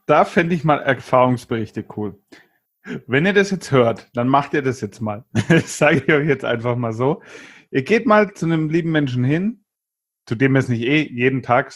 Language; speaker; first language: German; native; German